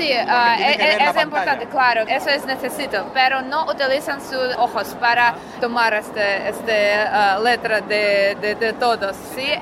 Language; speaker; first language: Spanish; non-native, learner; Russian